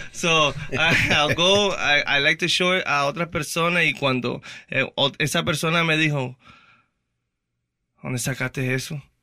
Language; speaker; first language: Spanish; early bilingual, heritage; Spanish